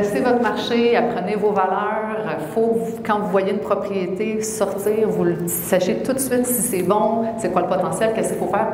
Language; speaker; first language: French; native; French